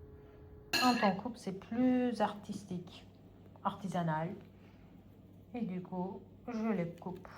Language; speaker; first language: French; non-native, learner; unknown